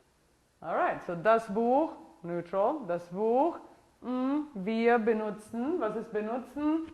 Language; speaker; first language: German; non-native, fluent; English